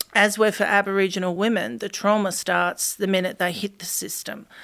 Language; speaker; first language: English; native; English